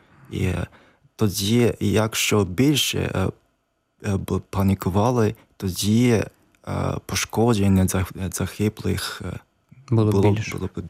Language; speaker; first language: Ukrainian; non-native, learner; Japanese